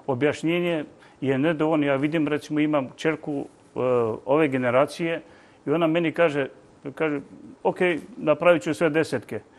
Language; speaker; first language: Croatian; non-native, local second language; Albanian